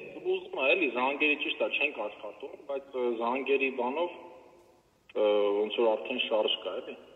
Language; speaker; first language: Armenian; native; Armenian